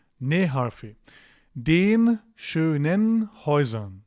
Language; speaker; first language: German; non-native, fluent; Turkish